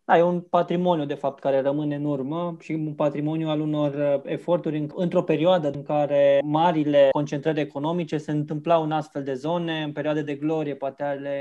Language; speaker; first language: Romanian; native; Romanian